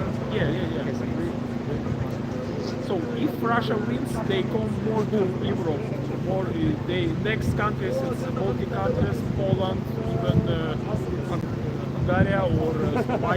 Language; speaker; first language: English; non-native, learner; Ukrainian